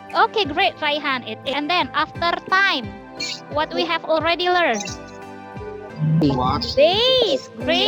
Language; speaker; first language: English; non-native, fluent; Indonesian